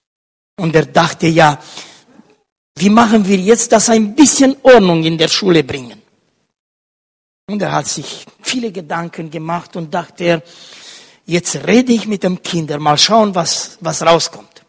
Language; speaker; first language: German; non-native, fluent; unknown